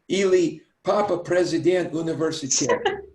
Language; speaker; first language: Russian; non-native, learner; English